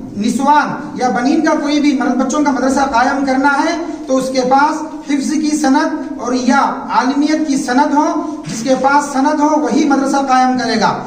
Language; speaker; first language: Urdu; native; Urdu